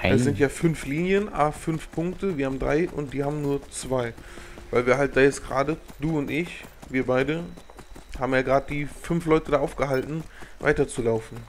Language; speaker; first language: German; native; German